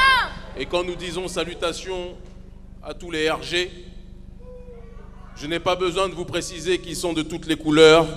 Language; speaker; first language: French; native; French